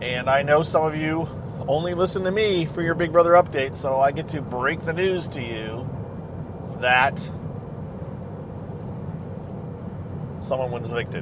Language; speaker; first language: English; native; English